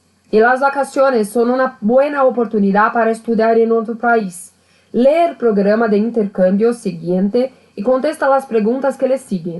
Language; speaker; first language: Spanish; non-native, learner; Portuguese